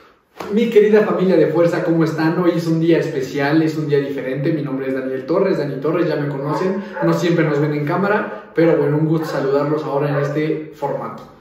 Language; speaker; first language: Spanish; native; Spanish